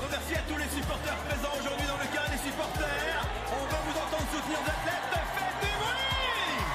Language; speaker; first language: French; native; French